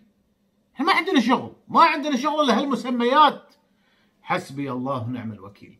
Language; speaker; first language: Arabic; native; Arabic